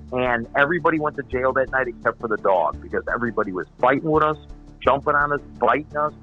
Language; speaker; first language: English; native; English